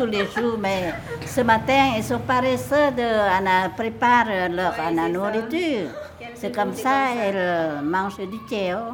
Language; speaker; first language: French; non-native, fluent; Lao